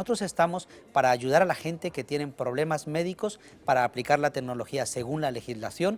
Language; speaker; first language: Spanish; native; Spanish